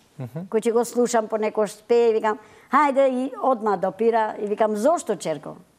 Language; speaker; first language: Macedonian; early bilingual, heritage; Macedonian